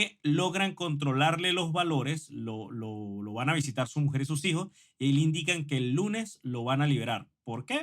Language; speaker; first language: Spanish; native; Spanish